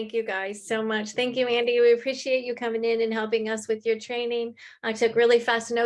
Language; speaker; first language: English; native; English